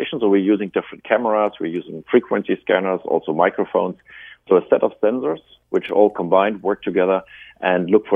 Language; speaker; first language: English; non-native, fluent; German